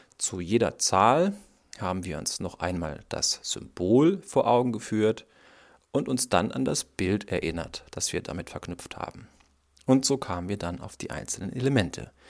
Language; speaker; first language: German; native; German